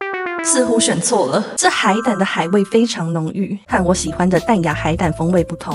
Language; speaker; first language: Chinese; native; Chinese